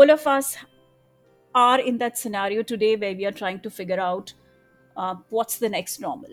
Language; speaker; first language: English; non-native, local second language; Bangla